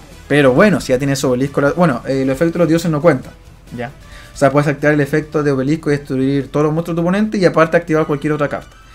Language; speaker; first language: Spanish; native; Spanish